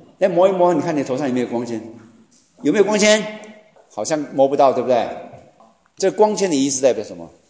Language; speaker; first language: Chinese; native; Chinese